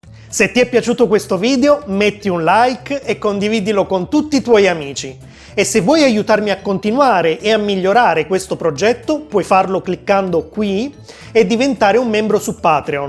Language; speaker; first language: Italian; native; Italian